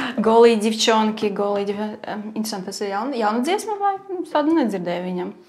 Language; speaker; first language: Latvian; non-native, local second language; Russian